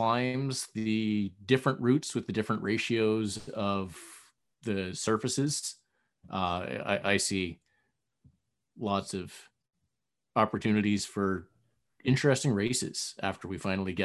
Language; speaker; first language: English; native; English